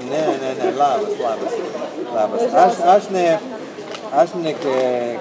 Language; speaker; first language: Lithuanian; non-native, learner; Italian